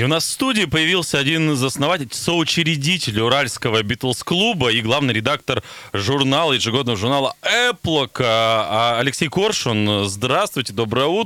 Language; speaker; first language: Russian; native; Russian